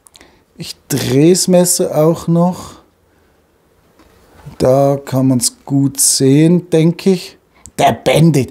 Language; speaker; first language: German; native; German